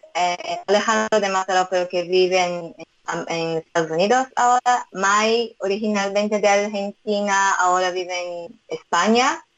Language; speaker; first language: Spanish; non-native, fluent; Portuguese